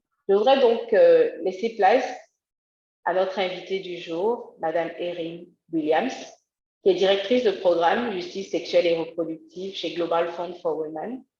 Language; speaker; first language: French; native; French